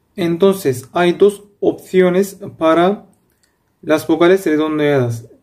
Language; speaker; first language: Spanish; non-native, fluent; Turkish